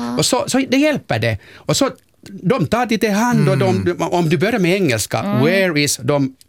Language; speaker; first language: Swedish; non-native, local second language; Finnish